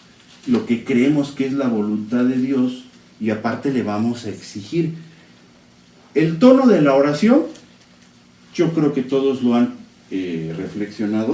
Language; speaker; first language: Spanish; native; Spanish